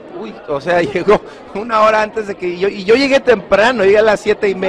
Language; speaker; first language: Spanish; native; Spanish